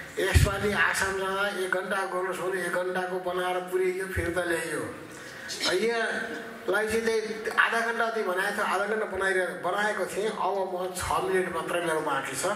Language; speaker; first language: Nepali; native; Nepali